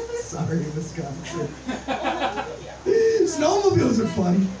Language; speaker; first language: English; native; English